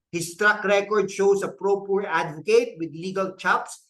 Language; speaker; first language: English; non-native, local second language; Filipino